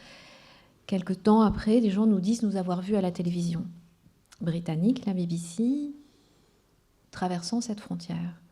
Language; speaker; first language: French; non-native, local second language; Kinyarwanda